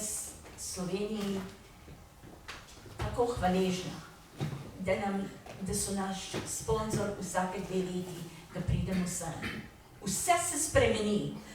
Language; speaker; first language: Slovenian; early bilingual, heritage; Slovenian